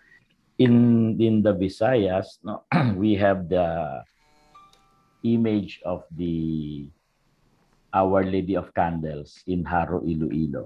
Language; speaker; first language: English; non-native, local second language; Filipino